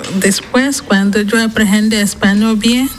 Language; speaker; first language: Spanish; non-native, learner; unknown